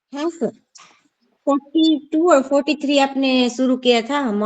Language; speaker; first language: Hindi; non-native, local second language; Gujarati